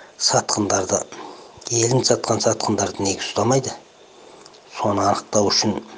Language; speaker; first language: Kazakh; native; Kazakh